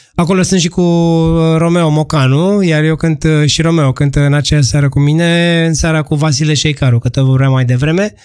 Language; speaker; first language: Romanian; native; Romanian